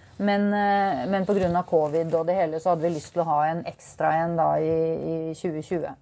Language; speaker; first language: Norwegian; native; Norwegian